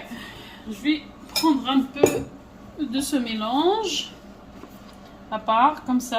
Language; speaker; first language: French; non-native, fluent; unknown